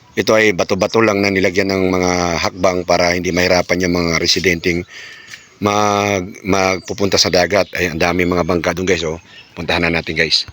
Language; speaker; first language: Filipino; non-native, local second language; Cebuano